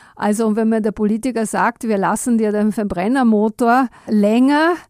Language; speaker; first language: German; non-native, fluent; Italian